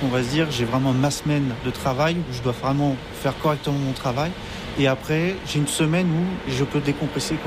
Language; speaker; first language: French; native; French